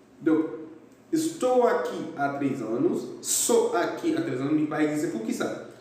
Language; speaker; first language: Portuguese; non-native, fluent; Haitian Creole